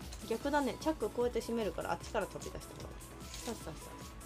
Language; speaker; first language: Japanese; native; Japanese